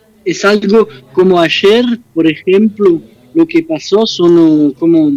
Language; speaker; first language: Spanish; non-native, fluent; French